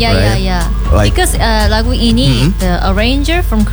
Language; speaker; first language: English; non-native, learner; Korean